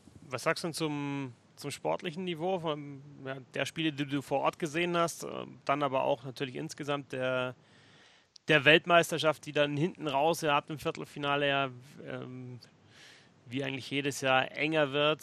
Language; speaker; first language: German; native; German